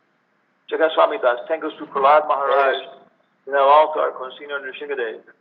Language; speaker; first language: Spanish; non-native, learner; English